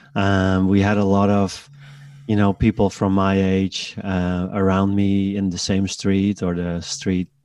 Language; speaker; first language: English; non-native, fluent; Dutch